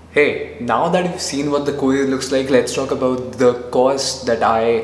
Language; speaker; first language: English; non-native, local second language; Hindi